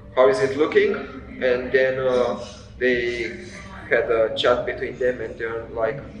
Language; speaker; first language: English; non-native, fluent; Romanian